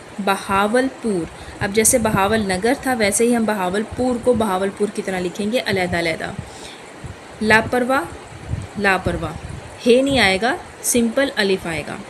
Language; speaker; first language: Urdu; native; Urdu